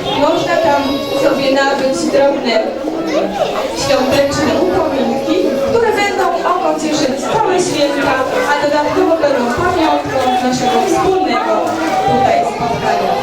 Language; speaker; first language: Polish; native; Polish